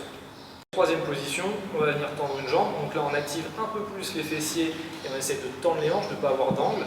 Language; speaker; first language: French; native; French